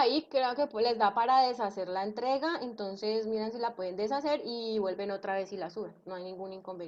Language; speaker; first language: Spanish; native; Spanish